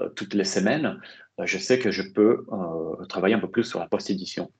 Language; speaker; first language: French; non-native, fluent; Italian